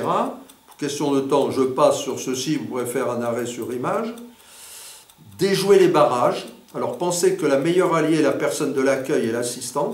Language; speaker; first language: French; native; French